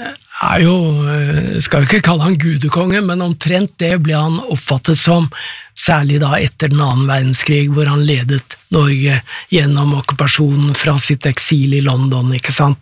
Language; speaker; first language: Norwegian; native; Norwegian